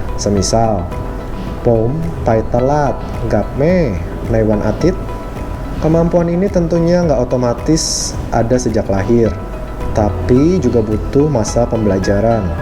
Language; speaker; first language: Indonesian; native; Indonesian